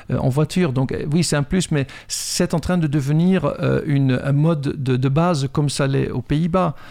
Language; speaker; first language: French; non-native, fluent; Dutch